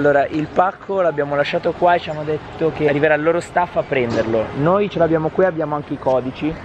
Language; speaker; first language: Italian; native; Italian